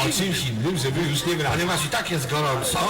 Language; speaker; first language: Polish; native; Polish